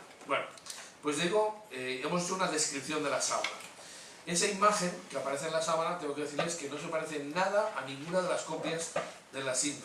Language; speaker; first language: Spanish; native; Spanish